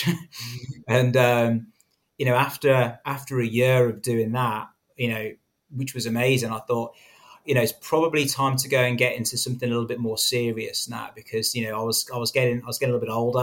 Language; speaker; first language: English; native; English